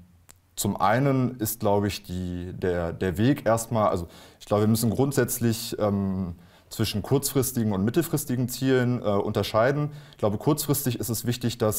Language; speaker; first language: German; native; German